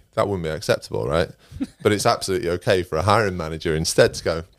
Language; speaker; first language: English; native; English